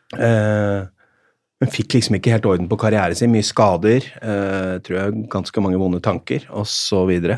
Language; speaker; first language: Norwegian; native; Norwegian